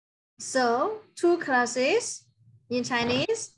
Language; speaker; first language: English; non-native, fluent; Chinese